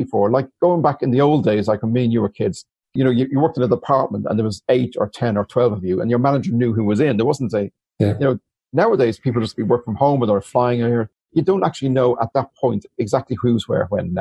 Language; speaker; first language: English; native; English